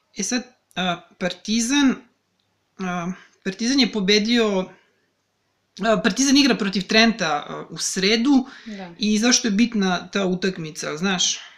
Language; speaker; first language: Serbian; native; Serbian